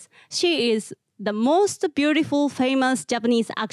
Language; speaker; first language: English; non-native, learner; Japanese